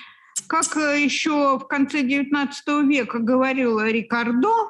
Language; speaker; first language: Russian; native; Russian